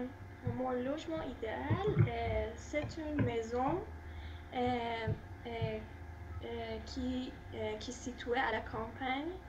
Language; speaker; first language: French; non-native, learner; Persian